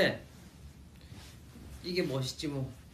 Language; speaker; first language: Korean; native; Korean